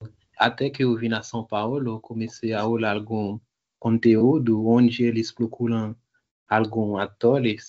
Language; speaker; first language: Portuguese; non-native, learner; Haitian Creole